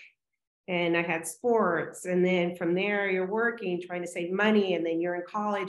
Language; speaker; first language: English; native; English